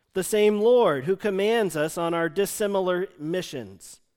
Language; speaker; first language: English; native; English